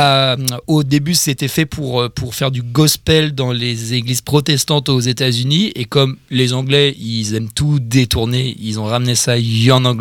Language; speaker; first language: French; native; French